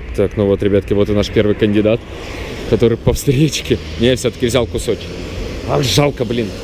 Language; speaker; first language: Russian; early bilingual, heritage; Russian